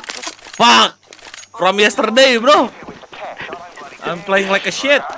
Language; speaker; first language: English; non-native, learner; Sundanese